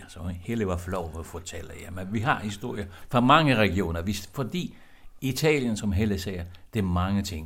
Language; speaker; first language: Danish; non-native, fluent; Italian